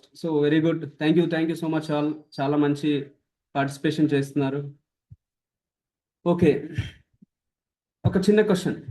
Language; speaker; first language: Telugu; native; Telugu